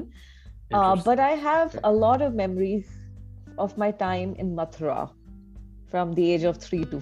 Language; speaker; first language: English; non-native, local second language; Hindi